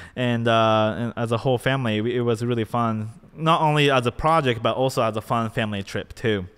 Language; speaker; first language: English; non-native, fluent; Japanese